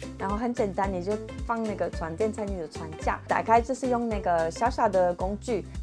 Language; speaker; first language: Chinese; non-native, fluent; French